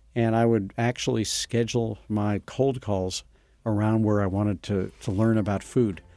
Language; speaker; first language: English; native; English